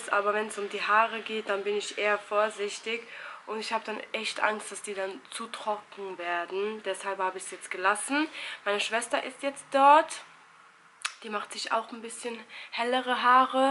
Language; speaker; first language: German; early bilingual, other home language; Albanian